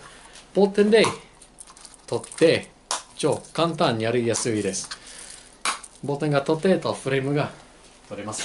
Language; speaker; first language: Japanese; non-native, fluent; English